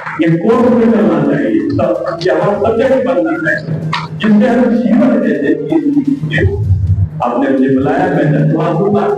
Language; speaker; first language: Hindi; native; Hindi